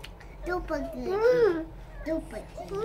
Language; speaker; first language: Romanian; early bilingual, heritage; Romanian